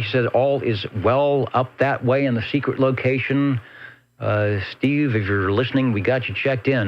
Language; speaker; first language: English; native; English